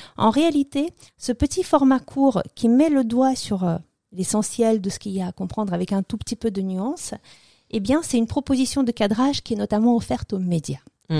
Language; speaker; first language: French; early bilingual, other home language; Russian